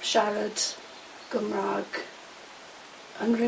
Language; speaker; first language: Welsh; non-native, learner; English